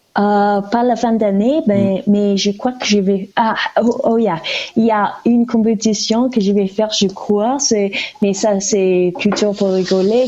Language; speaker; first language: French; non-native, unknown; English